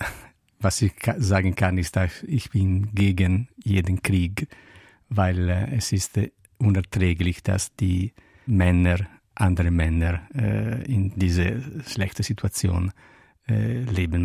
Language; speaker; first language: German; non-native, learner; Italian